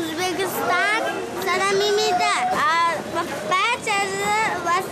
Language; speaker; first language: Korean; non-native, learner; Uzbek